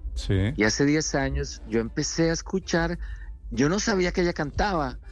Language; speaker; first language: Spanish; native; Spanish